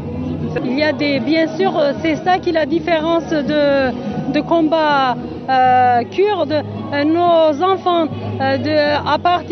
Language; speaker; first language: French; non-native, learner; Kurdish